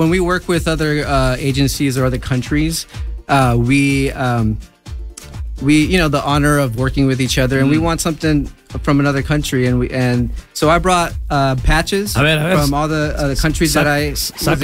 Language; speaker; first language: Spanish; early bilingual, heritage; Spanish